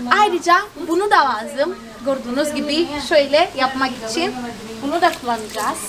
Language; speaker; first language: Turkish; non-native, fluent; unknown